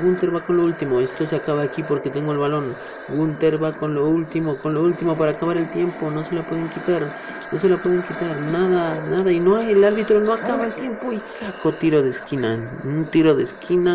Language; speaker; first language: Spanish; native; Spanish